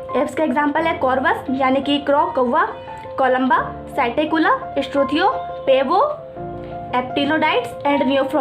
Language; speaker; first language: Hindi; native; Hindi